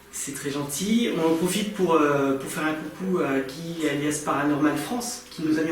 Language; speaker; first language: French; native; French